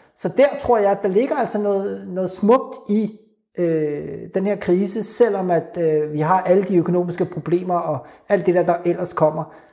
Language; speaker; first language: Danish; early bilingual, other home language; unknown